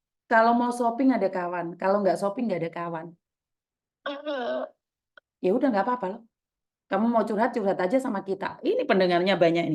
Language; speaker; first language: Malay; non-native, local second language; Javanese